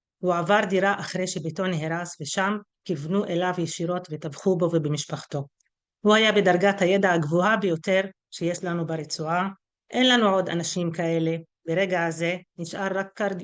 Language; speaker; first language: Hebrew; non-native, local second language; Arabic